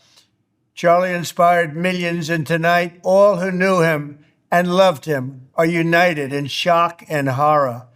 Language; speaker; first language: English; native; English